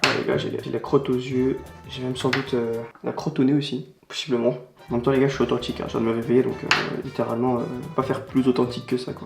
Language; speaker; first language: French; native; French